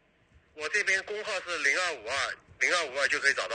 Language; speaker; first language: Chinese; native; Chinese